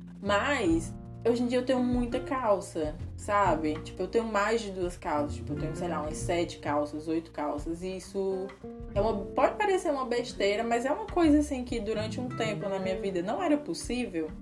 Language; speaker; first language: Portuguese; native; Portuguese